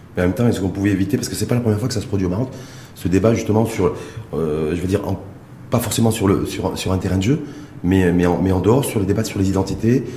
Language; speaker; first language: French; non-native, local second language; Arabic